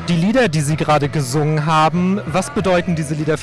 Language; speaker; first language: German; native; German